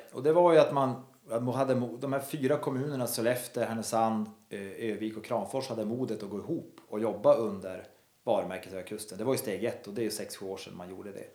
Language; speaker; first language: Swedish; native; Swedish